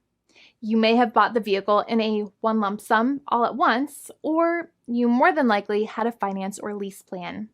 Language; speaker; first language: English; native; English